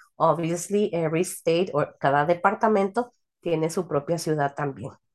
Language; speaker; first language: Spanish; early bilingual, heritage; Spanish